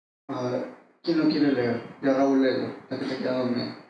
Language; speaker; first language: Spanish; native; Spanish